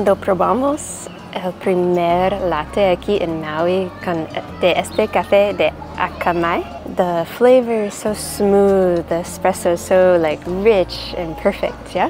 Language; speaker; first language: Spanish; non-native, learner; English